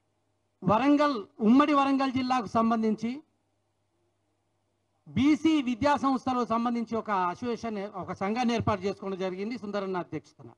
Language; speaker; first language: Telugu; native; Telugu